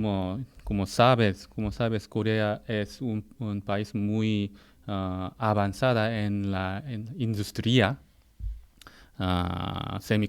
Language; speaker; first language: Spanish; non-native, fluent; Korean